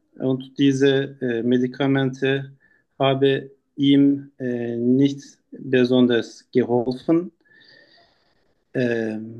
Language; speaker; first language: German; non-native, learner; Turkish